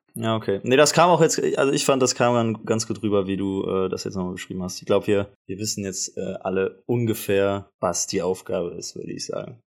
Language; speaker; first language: German; native; German